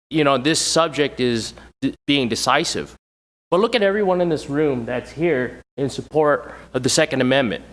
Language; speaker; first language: English; native; English